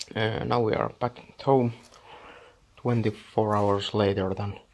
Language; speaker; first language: English; non-native, fluent; Finnish